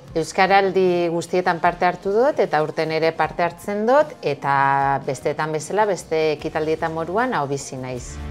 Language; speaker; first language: Basque; native; Basque